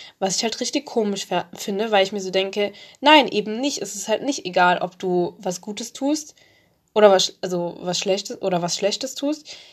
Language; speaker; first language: German; early bilingual, other home language; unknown